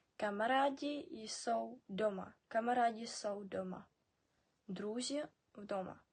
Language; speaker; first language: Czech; non-native, fluent; Ukrainian